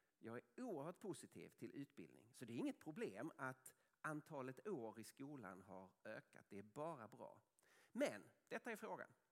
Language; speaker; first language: Swedish; native; Swedish